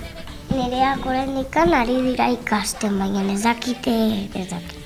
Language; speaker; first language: Basque; non-native, local second language; Spanish